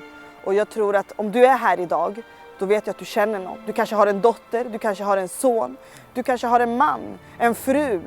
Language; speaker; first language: Swedish; early bilingual, other home language; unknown